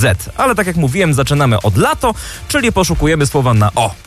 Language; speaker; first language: Polish; native; Polish